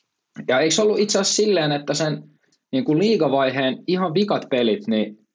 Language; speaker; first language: Finnish; native; Finnish